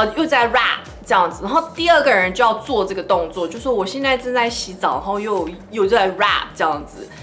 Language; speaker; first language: Chinese; early bilingual, heritage; Chinese